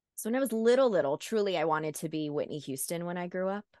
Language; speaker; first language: English; native; English